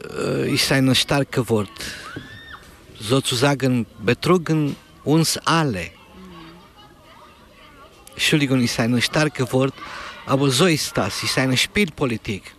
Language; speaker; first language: German; non-native, learner; Romanian